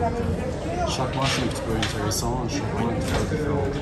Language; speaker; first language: French; non-native, fluent; English